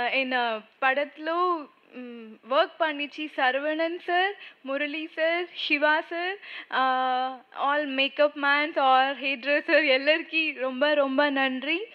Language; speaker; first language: Tamil; non-native, learner; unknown